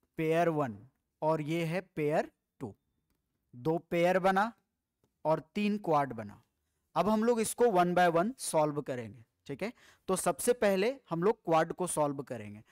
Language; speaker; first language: Hindi; native; Hindi